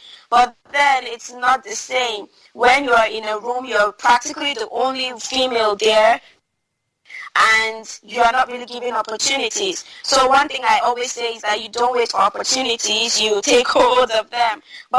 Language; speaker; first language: English; non-native, local second language; Hausa